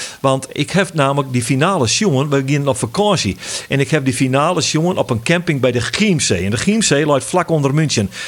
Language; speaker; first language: Dutch; non-native, local second language; Western Frisian